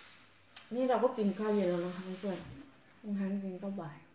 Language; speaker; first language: Dutch; non-native, learner; Thai